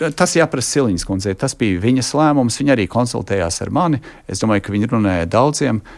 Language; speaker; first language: Latvian; early bilingual, heritage; Latvian